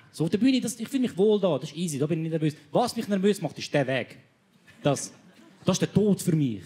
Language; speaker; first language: German; early bilingual, other home language; Croatian